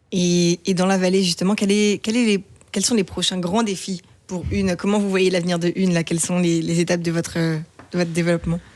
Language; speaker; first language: French; native; French